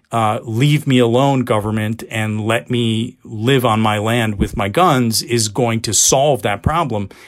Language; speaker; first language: English; native; English